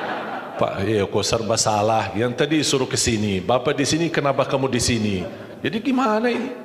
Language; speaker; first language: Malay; non-native, fluent; Arabic